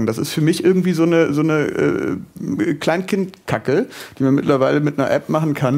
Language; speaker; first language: German; native; German